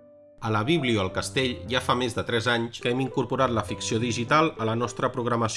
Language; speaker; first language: Catalan; native; Catalan